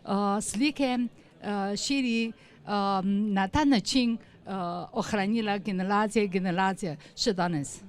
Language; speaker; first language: Slovenian; non-native, learner; Chinese